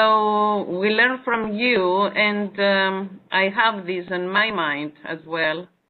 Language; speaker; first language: English; non-native, learner; Greek